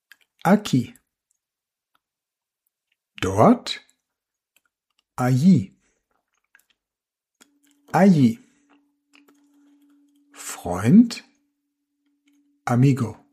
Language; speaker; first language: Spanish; non-native, fluent; German